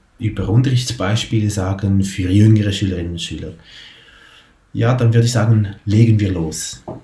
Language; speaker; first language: German; non-native, local second language; Romansh